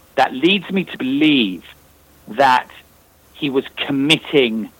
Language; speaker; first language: English; native; English